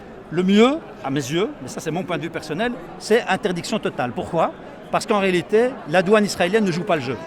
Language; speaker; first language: French; native; French